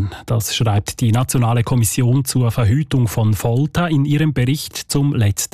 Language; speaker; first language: German; native; German